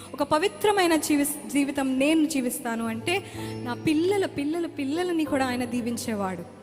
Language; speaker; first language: Telugu; native; Telugu